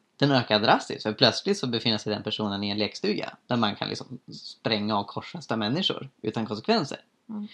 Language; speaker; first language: Swedish; native; Swedish